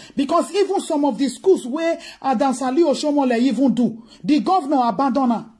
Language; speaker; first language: English; non-native, local second language; Bini